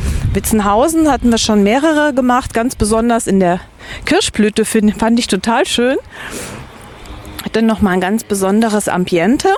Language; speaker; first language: German; native; German